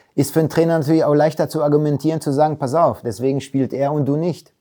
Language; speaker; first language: German; early bilingual, other home language; Polish